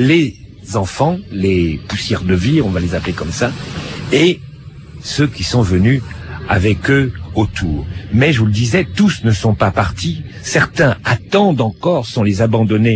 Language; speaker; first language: French; native; French